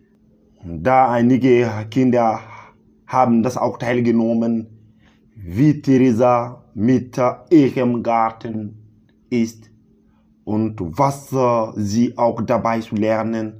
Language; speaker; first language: German; non-native, learner; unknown